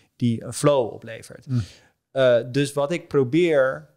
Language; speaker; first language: Dutch; native; Dutch